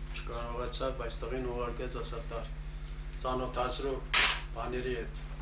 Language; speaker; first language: Armenian; early bilingual, heritage; Armenian